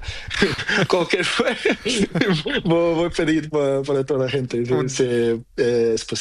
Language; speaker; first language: Spanish; non-native, learner; Portuguese